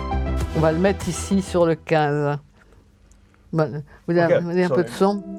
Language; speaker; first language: French; native; French